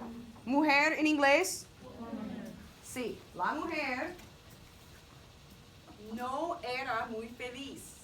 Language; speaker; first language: Spanish; non-native, fluent; English